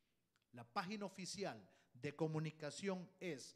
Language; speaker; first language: Spanish; native; Spanish